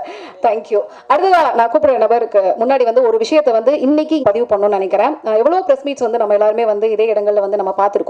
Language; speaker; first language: Tamil; native; Tamil